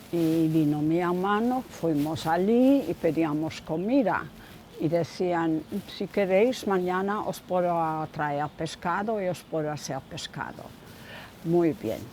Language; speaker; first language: Spanish; non-native, fluent; German